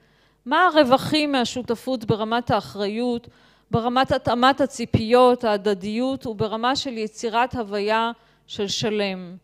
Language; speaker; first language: Hebrew; native; Hebrew